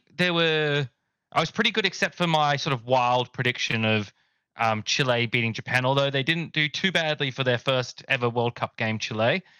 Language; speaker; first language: English; native; English